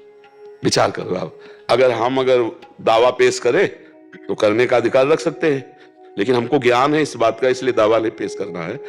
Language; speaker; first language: Hindi; native; Hindi